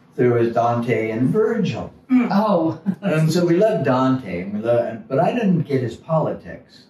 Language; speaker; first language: English; native; English